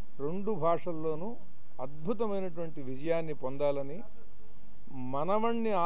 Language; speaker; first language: Telugu; native; Telugu